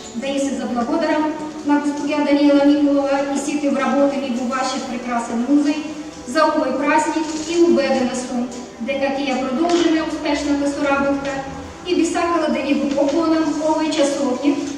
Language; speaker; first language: Macedonian; non-native, fluent; Ukrainian